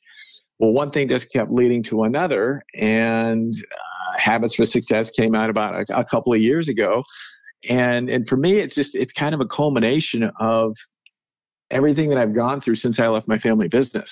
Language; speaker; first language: English; native; English